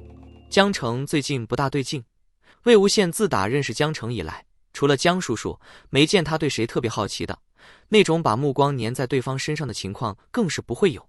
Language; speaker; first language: Chinese; native; Chinese